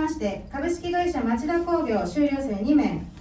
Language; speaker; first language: Japanese; native; Japanese